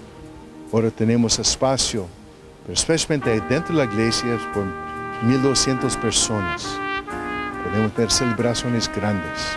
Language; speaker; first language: Spanish; non-native, fluent; English